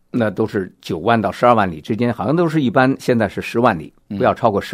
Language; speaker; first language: Chinese; native; Chinese